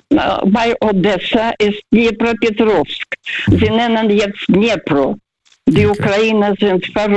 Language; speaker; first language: German; non-native, fluent; Russian